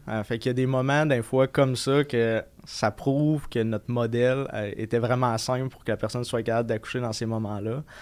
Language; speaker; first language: French; native; French